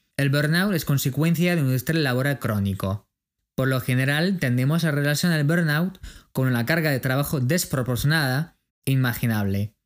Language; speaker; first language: Spanish; non-native, fluent; French